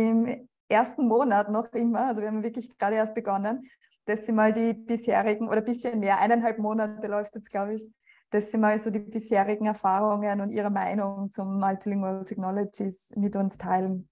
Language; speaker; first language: German; native; German